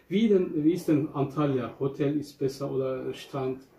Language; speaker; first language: German; non-native, fluent; Turkish